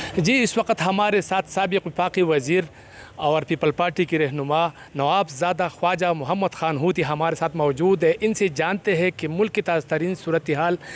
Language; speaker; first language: Urdu; non-native, local second language; Pashto